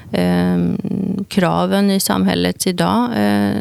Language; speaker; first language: Swedish; early bilingual, other home language; Turkish